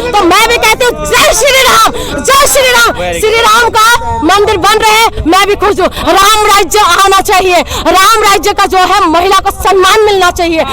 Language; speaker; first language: Hindi; non-native, local second language; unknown